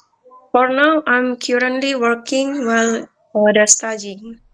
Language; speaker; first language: English; non-native, learner; Balinese